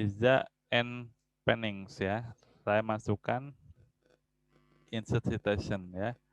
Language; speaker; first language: Indonesian; native; Indonesian